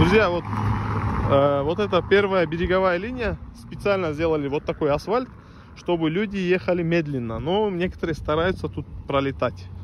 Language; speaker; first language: Russian; non-native, local second language; Turkish